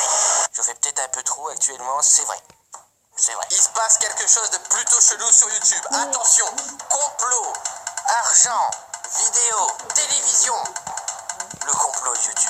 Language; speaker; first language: French; native; French